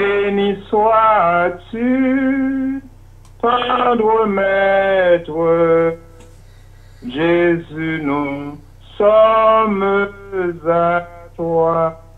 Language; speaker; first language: French; non-native, local second language; Haitian Creole